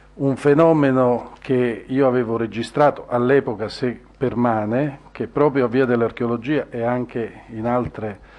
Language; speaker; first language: Italian; native; Italian